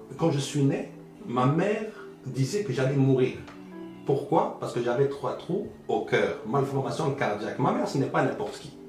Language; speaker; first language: French; early bilingual, other home language; Arabic